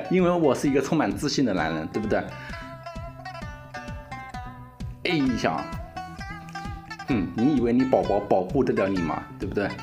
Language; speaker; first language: Chinese; native; Chinese